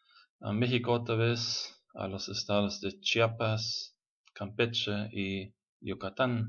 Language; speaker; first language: Spanish; non-native, fluent; German